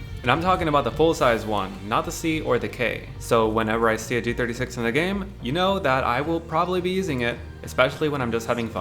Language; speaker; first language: English; native; English